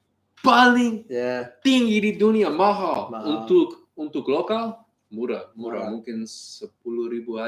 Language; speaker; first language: Indonesian; non-native, learner; English